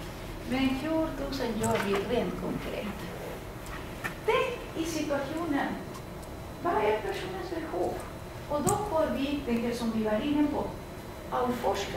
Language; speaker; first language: Swedish; non-native, fluent; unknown